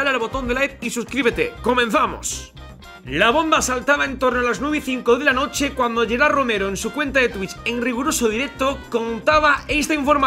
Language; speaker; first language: Spanish; native; Spanish